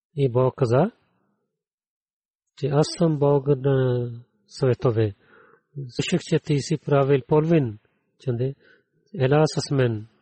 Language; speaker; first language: Bulgarian; non-native, learner; Urdu